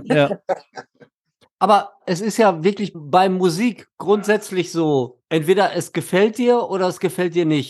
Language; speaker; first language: German; native; German